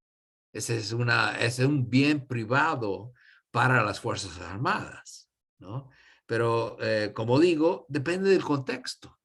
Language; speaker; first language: Spanish; non-native, fluent; English